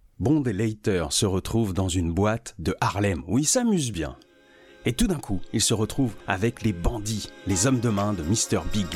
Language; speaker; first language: French; native; French